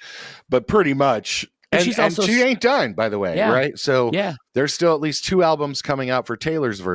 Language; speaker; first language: English; native; English